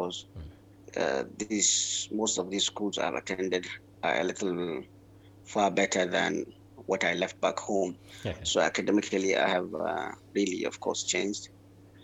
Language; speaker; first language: English; non-native, local second language; Hausa